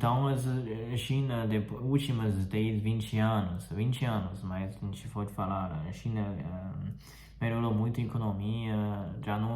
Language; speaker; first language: Portuguese; non-native, fluent; Chinese